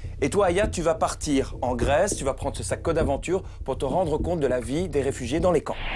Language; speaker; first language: French; native; French